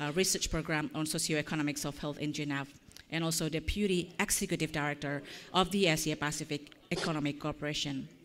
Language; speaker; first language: English; non-native, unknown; Indonesian